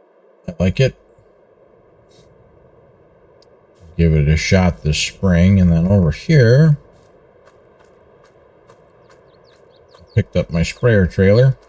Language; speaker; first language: English; native; English